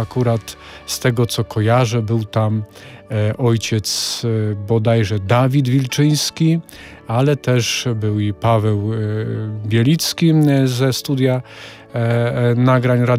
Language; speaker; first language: Polish; native; Polish